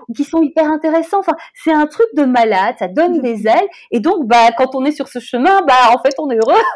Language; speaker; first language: French; native; French